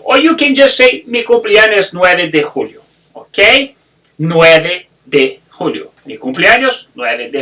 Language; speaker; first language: Spanish; non-native, fluent; English